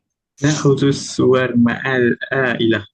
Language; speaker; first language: Arabic; non-native, learner; Malay